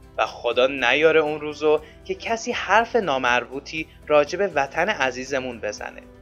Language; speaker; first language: Persian; native; Persian